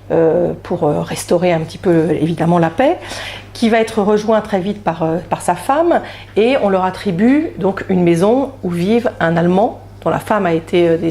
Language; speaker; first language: French; native; French